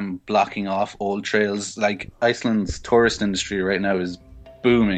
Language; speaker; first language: English; native; English